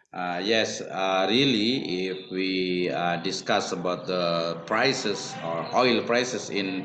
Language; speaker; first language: English; non-native, learner; Indonesian